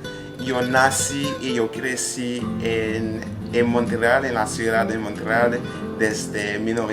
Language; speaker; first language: Spanish; non-native, learner; French